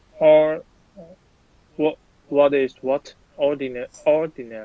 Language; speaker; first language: English; non-native, learner; Chinese